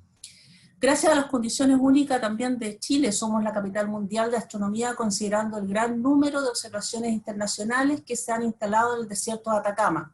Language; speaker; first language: Spanish; native; Spanish